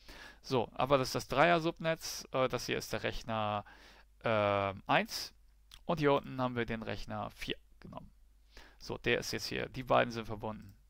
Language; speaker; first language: German; native; German